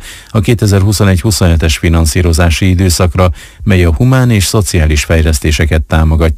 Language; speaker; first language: Hungarian; native; Hungarian